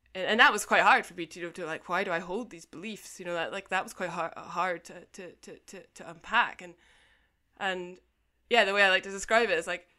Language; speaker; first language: English; native; English